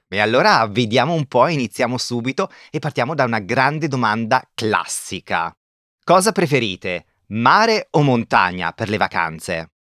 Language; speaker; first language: Italian; native; Italian